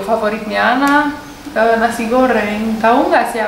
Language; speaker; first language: Indonesian; non-native, learner; Russian